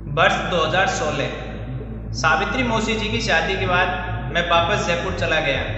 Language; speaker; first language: Hindi; native; Hindi